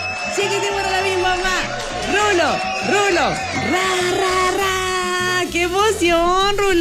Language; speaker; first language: Spanish; native; Spanish